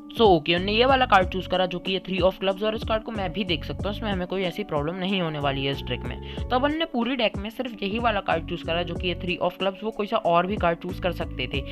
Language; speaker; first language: Hindi; native; Hindi